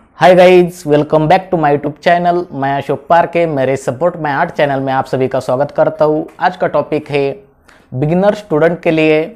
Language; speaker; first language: Hindi; non-native, local second language; Marathi